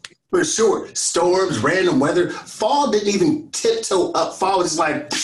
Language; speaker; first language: English; native; English